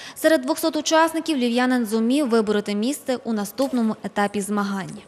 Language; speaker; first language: Ukrainian; native; Ukrainian